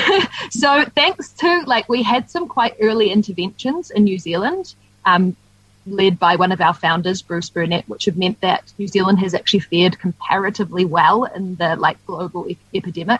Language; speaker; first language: English; native; English